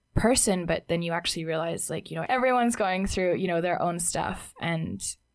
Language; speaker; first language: English; native; English